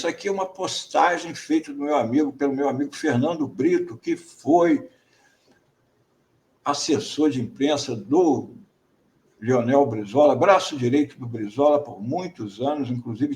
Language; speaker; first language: Portuguese; native; Portuguese